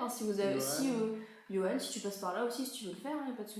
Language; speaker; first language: French; native; French